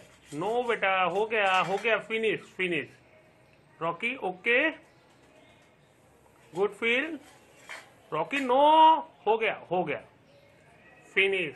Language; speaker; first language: Hindi; native; Hindi